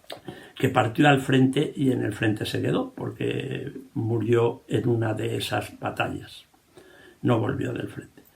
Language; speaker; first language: Spanish; native; Spanish